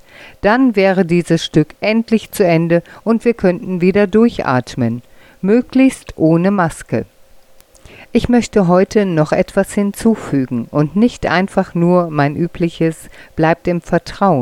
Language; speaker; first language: German; native; German